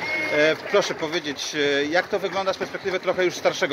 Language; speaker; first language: Polish; native; Polish